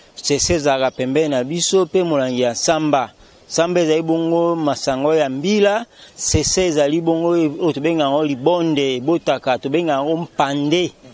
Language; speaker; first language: Lingala; non-native, local second language; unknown